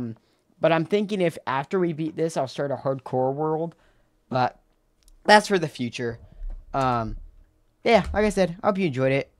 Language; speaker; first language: English; native; English